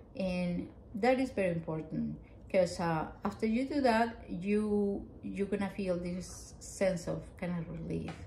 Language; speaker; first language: English; non-native, fluent; Spanish